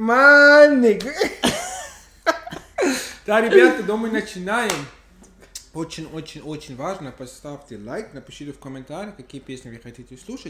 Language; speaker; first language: Russian; non-native, fluent; English